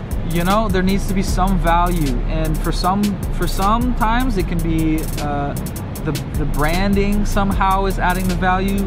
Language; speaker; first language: English; native; English